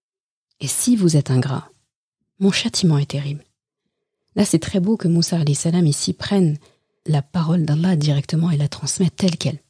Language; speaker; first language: French; native; French